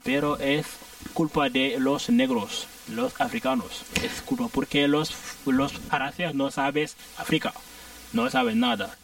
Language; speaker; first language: Spanish; non-native, learner; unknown